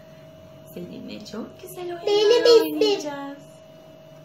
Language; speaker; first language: Turkish; native; Turkish